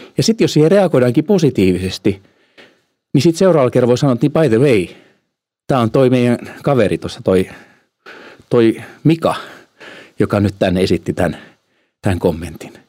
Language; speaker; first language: Finnish; early bilingual, heritage; Finnish